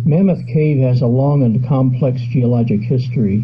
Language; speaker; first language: English; native; English